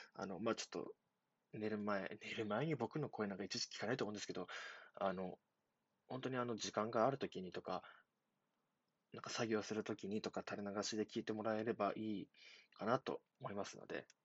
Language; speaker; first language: Japanese; native; Japanese